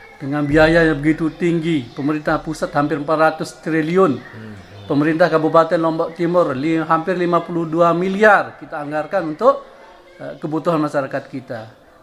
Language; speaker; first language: Malay; non-native, local second language; Sasak